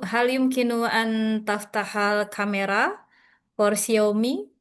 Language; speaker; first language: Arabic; non-native, learner; Indonesian